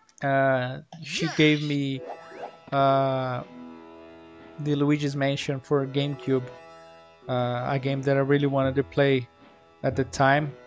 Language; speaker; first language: English; non-native, fluent; Portuguese